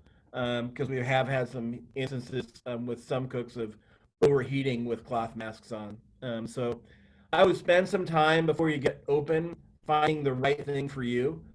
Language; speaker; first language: English; native; English